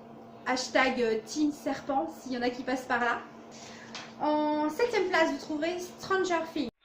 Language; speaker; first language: French; native; French